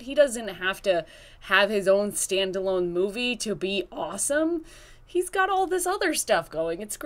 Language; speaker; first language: English; native; English